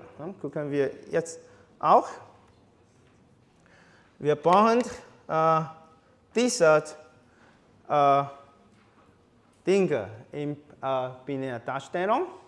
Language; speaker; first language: German; non-native, fluent; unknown